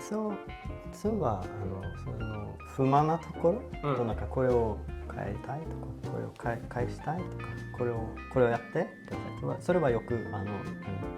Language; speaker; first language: Japanese; non-native, fluent; Swedish